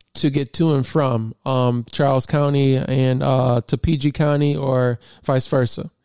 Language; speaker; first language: English; native; English